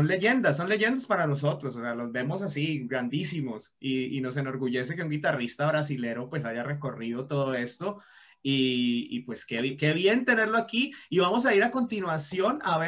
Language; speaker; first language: Spanish; native; Spanish